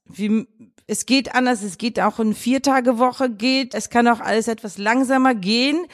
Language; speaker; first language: German; early bilingual, other home language; Russian